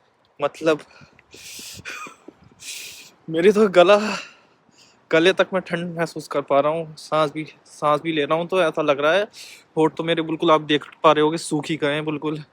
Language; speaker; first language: Hindi; native; Hindi